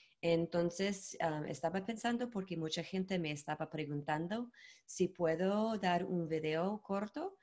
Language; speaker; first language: Spanish; non-native, learner; English